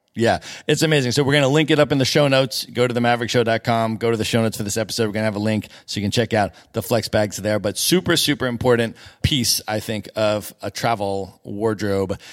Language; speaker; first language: English; native; English